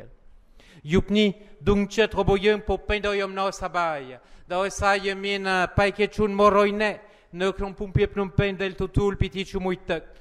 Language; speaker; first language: Khmer; non-native, fluent; French